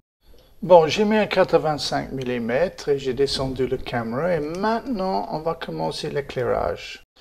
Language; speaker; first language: French; non-native, fluent; English